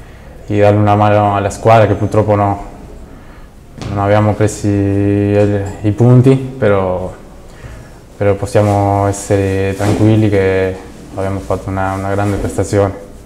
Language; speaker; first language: Italian; non-native, fluent; Spanish